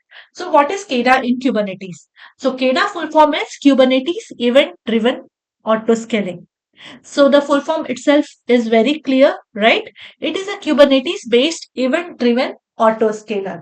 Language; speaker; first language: English; non-native, local second language; Hindi